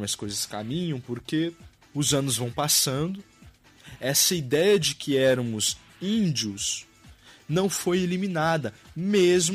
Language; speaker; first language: Portuguese; native; Portuguese